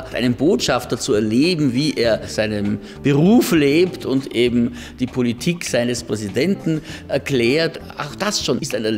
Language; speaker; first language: German; native; German